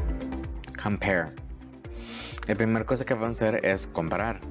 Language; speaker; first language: Spanish; early bilingual, heritage; Spanish